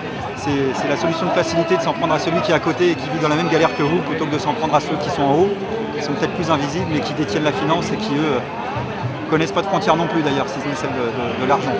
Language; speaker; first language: French; native; French